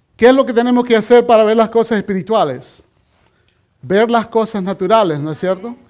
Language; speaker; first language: Spanish; native; Spanish